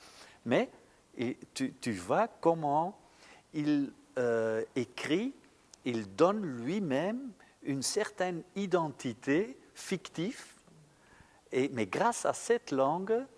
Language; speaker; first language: French; non-native, local second language; Dutch